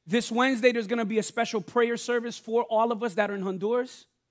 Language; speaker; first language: English; native; English